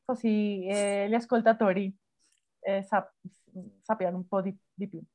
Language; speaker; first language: Italian; non-native, fluent; Spanish